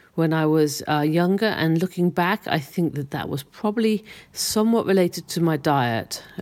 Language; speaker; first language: English; native; English